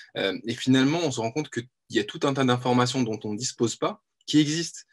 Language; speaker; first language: French; native; French